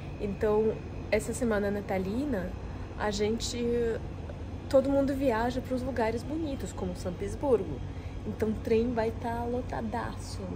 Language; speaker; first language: Portuguese; non-native, fluent; Russian